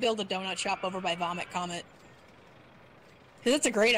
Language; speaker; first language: English; native; English